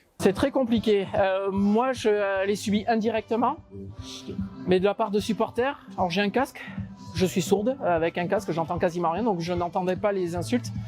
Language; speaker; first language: French; native; French